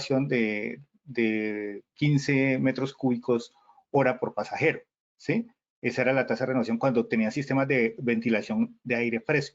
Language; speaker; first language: Spanish; native; Spanish